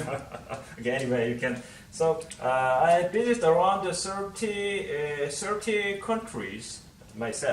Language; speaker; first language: English; non-native, learner; Korean